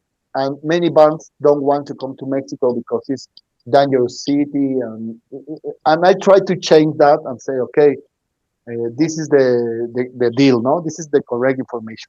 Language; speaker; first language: English; non-native, learner; Spanish